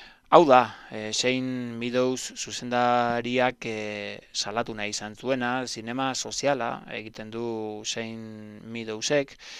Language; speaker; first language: Basque; native; Basque